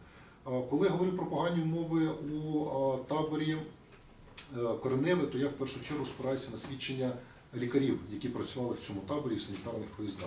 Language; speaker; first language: Ukrainian; native; Ukrainian